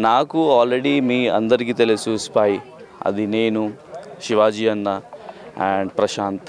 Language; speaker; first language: Telugu; non-native, learner; Hindi